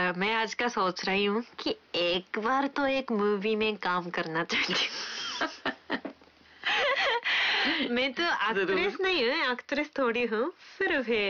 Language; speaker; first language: Hindi; non-native, fluent; Japanese